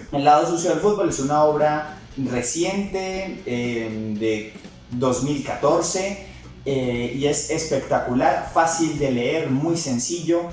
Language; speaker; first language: Spanish; native; Spanish